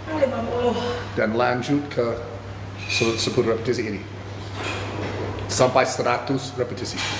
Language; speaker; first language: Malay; non-native, fluent; English